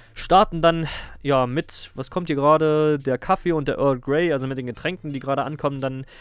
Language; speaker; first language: German; native; German